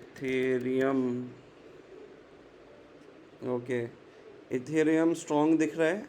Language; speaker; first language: Hindi; native; Hindi